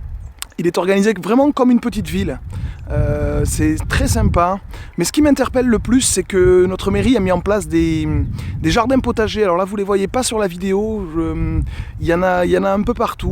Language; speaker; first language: French; native; French